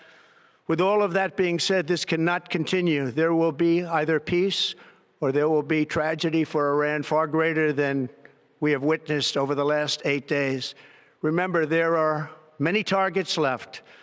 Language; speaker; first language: English; native; English